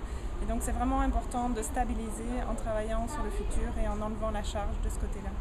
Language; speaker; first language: French; native; French